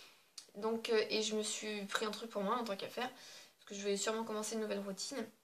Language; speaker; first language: French; native; French